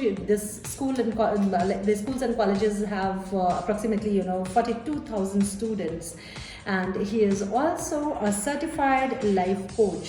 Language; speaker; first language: English; non-native, local second language; Hindi